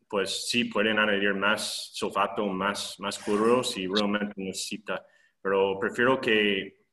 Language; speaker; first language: Spanish; non-native, fluent; English